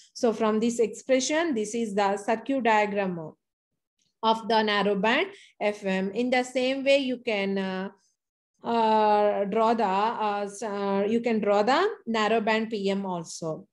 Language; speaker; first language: English; non-native, local second language; Telugu